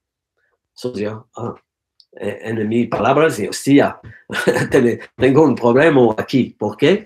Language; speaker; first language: Spanish; non-native, learner; French